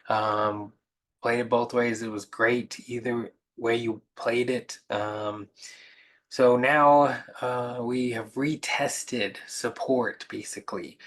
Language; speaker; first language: English; native; English